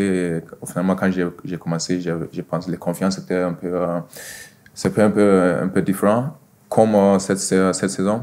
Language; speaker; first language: French; non-native, fluent; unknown